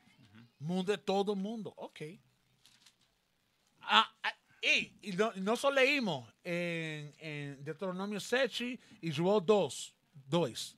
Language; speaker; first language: Portuguese; non-native, learner; Spanish